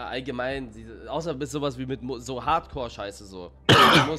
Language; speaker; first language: German; native; German